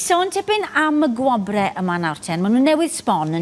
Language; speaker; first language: Welsh; native; Welsh